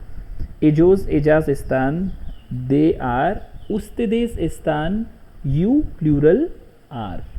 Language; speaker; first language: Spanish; non-native, learner; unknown